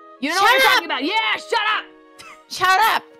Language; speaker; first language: English; native; English